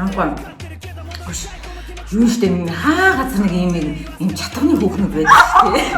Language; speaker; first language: Mongolian; native; Mongolian